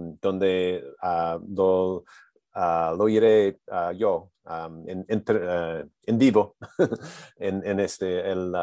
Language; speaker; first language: Spanish; non-native, learner; English